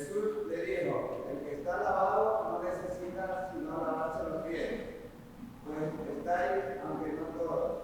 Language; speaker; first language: Spanish; native; Spanish